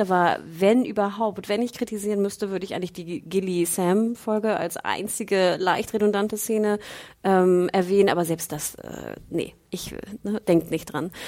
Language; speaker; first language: German; native; German